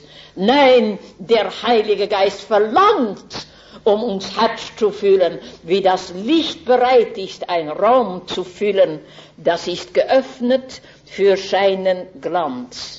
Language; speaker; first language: German; non-native, fluent; Dutch